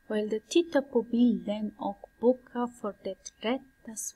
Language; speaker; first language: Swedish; non-native, fluent; Pashto